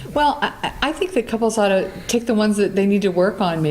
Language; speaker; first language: English; native; English